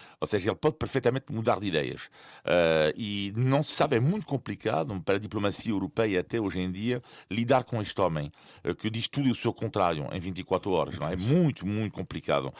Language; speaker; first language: Portuguese; non-native, fluent; French